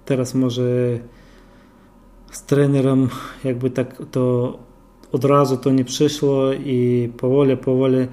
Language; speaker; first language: Polish; non-native, fluent; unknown